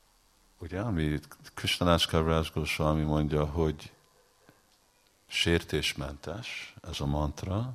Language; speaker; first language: Hungarian; early bilingual, heritage; Hungarian